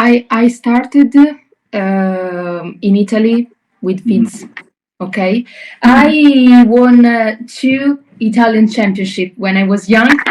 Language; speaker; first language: English; non-native, learner; Italian